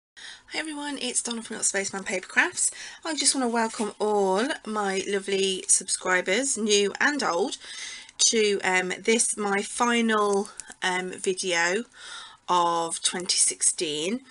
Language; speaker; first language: English; native; English